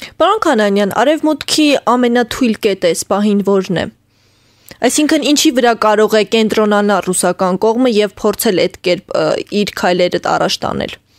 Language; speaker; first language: Armenian; native; Armenian